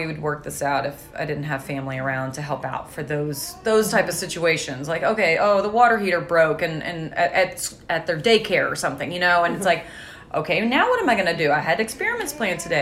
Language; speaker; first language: English; native; English